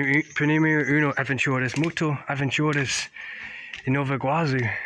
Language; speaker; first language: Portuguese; non-native, learner; English